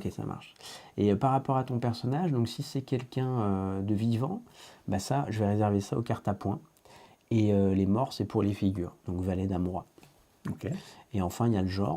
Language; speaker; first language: French; native; French